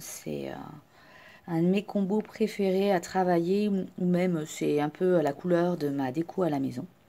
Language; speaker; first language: French; native; French